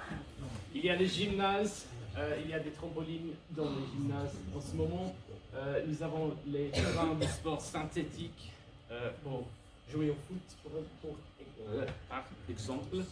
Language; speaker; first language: French; non-native, learner; English